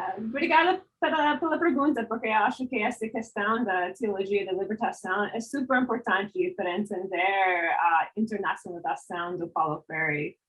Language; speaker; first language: Portuguese; non-native, fluent; English